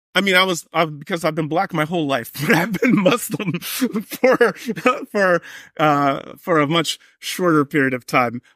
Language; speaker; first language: English; native; English